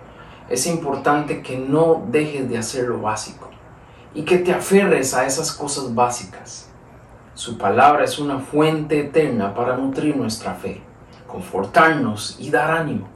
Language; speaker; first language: Spanish; native; Spanish